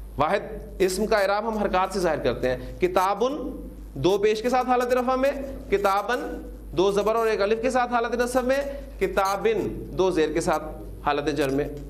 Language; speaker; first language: Urdu; native; Urdu